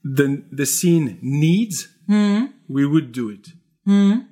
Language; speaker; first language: English; non-native, fluent; French